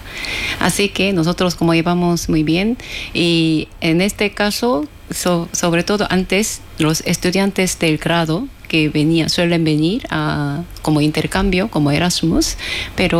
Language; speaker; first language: Spanish; non-native, fluent; Korean